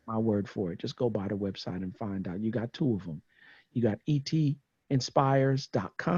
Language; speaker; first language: English; native; English